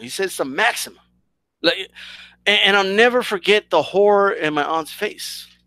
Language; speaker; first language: English; early bilingual, other home language; Spanish